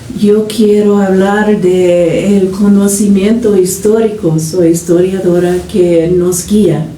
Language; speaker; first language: Spanish; non-native, fluent; English